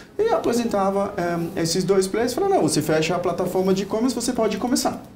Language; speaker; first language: Portuguese; non-native, fluent; German